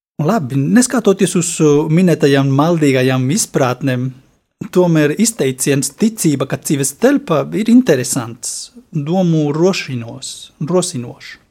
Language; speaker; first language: Latvian; non-native, fluent; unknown